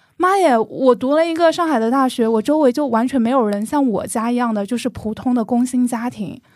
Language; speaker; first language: Chinese; native; Chinese